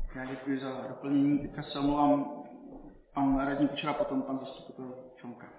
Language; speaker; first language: Czech; native; Czech